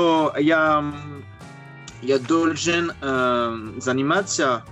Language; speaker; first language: Russian; non-native, learner; French